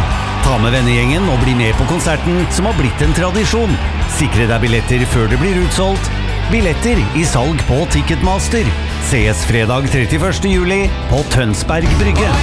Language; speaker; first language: Norwegian; native; Norwegian